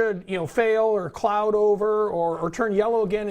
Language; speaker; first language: English; native; English